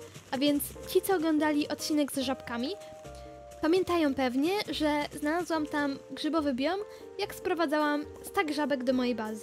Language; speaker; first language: Polish; native; Polish